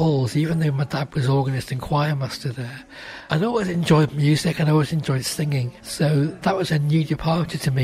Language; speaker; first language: English; native; English